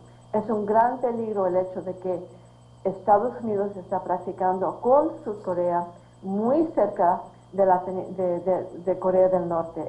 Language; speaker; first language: Spanish; early bilingual, heritage; Spanish